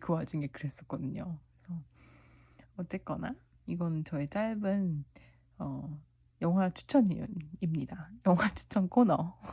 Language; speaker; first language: Korean; native; Korean